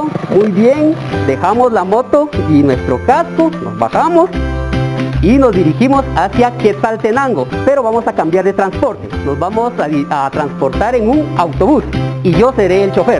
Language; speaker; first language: Spanish; native; Spanish